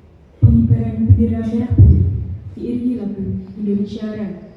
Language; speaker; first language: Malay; non-native, local second language; Javanese